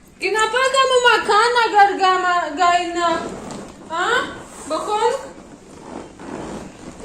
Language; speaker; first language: Indonesian; non-native, learner; Russian